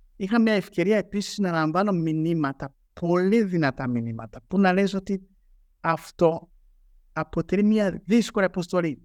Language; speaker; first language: Greek; non-native, fluent; Rundi